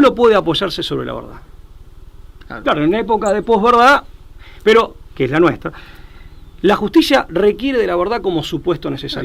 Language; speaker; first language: Spanish; native; Spanish